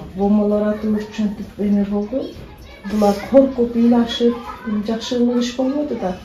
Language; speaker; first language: Kyrgyz; native; Kyrgyz